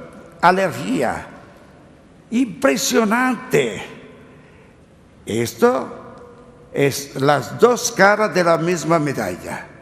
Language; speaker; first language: Spanish; non-native, learner; Italian